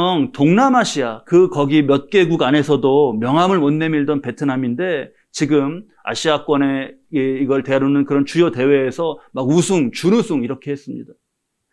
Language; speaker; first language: Korean; native; Korean